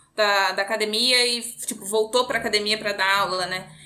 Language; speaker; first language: Portuguese; native; Portuguese